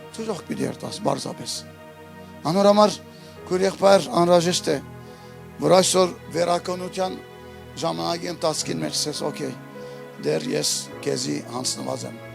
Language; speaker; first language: Armenian; early bilingual, heritage; Armenian